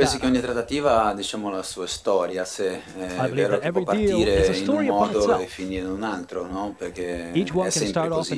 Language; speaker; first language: Italian; native; Italian